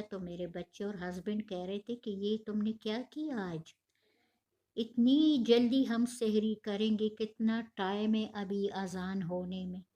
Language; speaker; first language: Urdu; non-native, local second language; Pashto